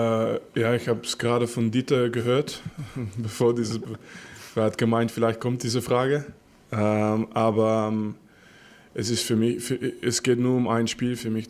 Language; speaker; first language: German; non-native, fluent; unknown